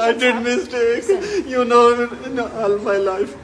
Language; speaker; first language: English; non-native, learner; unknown